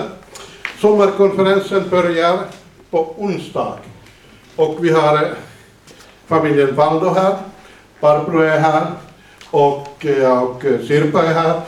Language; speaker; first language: Swedish; non-native, fluent; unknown